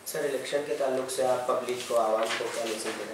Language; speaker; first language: Hindi; native; Hindi